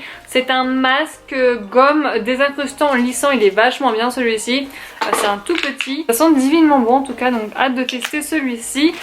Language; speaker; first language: French; native; French